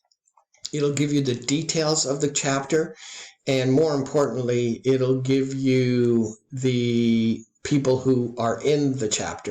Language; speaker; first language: English; native; English